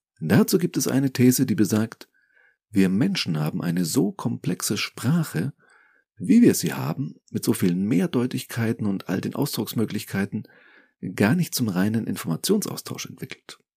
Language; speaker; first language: German; native; German